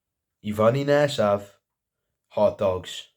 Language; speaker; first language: Welsh; non-native, local second language; English